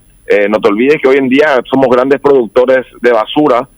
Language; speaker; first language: Spanish; native; Spanish